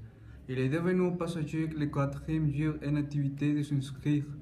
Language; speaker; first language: French; non-native, learner; Spanish